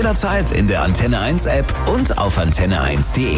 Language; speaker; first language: German; native; German